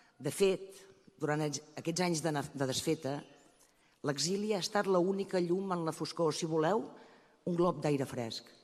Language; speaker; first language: Catalan; native; Catalan